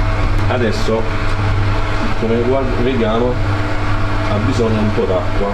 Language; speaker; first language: Italian; native; Italian